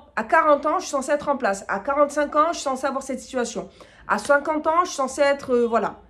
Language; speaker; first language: French; native; French